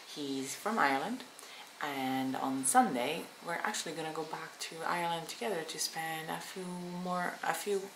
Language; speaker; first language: English; non-native, fluent; Italian